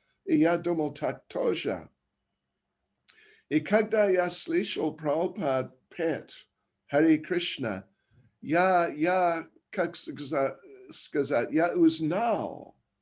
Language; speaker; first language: Russian; non-native, learner; English